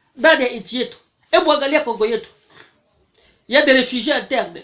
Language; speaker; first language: French; non-native, local second language; Swahili